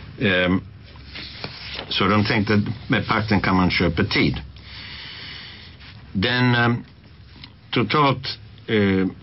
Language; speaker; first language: Swedish; non-native, fluent; English